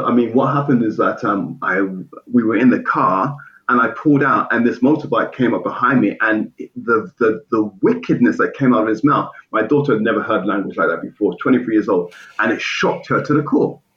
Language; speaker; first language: English; native; English